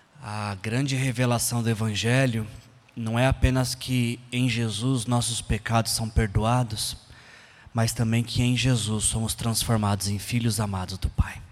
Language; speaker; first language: Portuguese; native; Portuguese